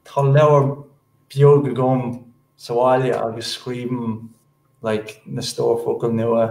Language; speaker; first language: Irish; non-native, local second language; English